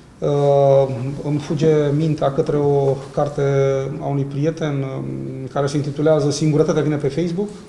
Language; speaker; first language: Romanian; native; Romanian